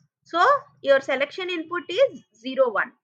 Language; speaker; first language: English; non-native, local second language; Telugu